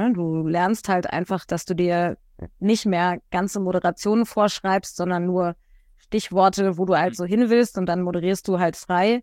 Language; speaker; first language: German; native; German